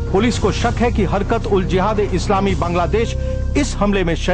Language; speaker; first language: Hindi; native; Hindi